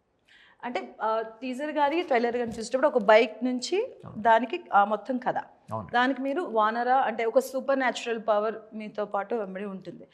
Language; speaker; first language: Telugu; native; Telugu